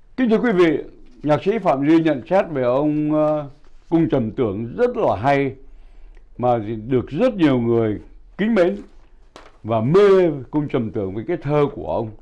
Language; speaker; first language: Vietnamese; native; Vietnamese